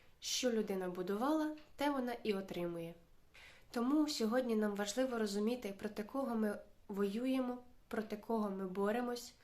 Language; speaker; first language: Ukrainian; native; Ukrainian